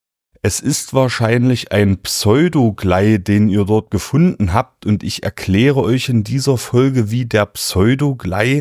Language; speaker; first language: German; native; German